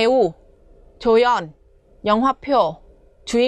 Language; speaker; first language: Korean; non-native, fluent; Vietnamese